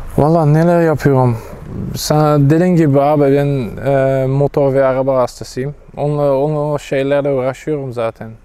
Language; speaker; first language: Turkish; non-native, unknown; Dutch